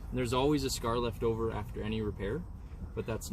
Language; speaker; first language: English; native; English